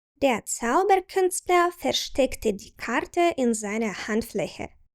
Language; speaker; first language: German; non-native, fluent; Ukrainian